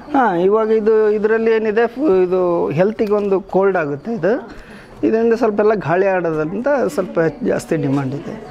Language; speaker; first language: Kannada; native; Kannada